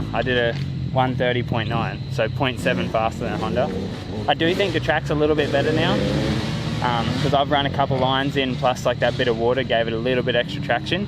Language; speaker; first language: English; native; English